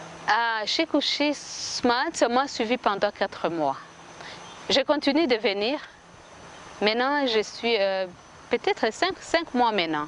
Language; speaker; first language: French; non-native, local second language; Kinyarwanda